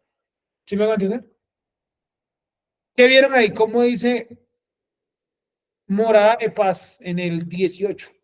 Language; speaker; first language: Spanish; native; Spanish